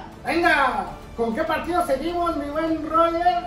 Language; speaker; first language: Spanish; native; Spanish